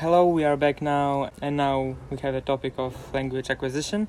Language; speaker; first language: English; non-native, learner; Ukrainian